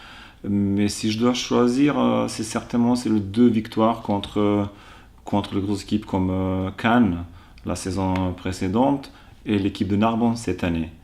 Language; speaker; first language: French; non-native, fluent; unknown